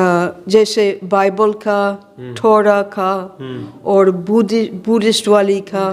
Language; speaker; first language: Hindi; non-native, fluent; English